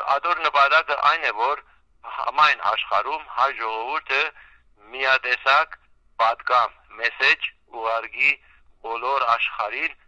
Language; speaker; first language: Armenian; early bilingual, heritage; Armenian